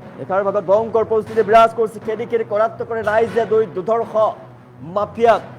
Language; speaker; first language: Assamese; native; Assamese